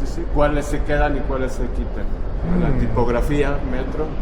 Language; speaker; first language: Spanish; native; Spanish